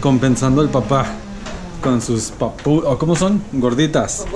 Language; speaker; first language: Spanish; early bilingual, heritage; Spanish